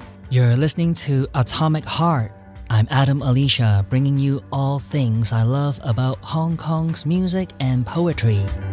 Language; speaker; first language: English; non-native, local second language; Cantonese